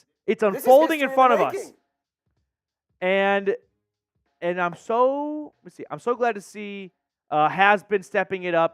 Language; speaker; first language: English; native; English